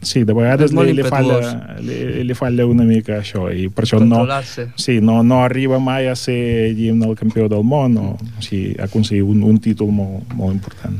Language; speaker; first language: Catalan; non-native, fluent; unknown